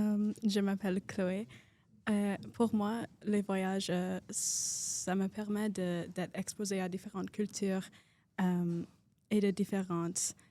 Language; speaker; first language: French; non-native, local second language; English